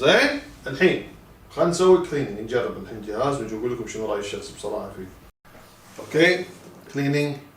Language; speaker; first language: Arabic; native; Arabic